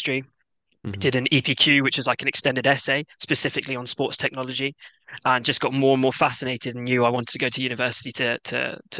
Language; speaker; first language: English; native; English